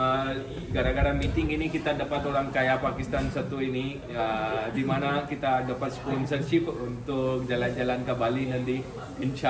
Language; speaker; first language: Indonesian; non-native, fluent; Punjabi